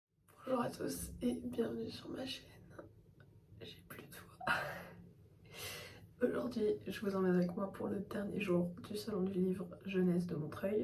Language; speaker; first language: French; native; French